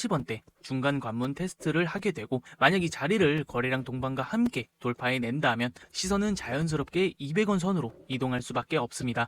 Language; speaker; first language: Korean; native; Korean